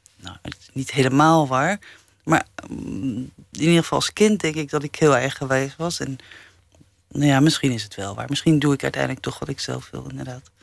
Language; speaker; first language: Dutch; early bilingual, other home language; English